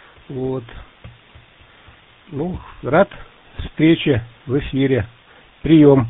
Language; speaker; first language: Russian; native; Russian